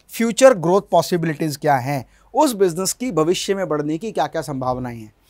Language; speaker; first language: Hindi; native; Hindi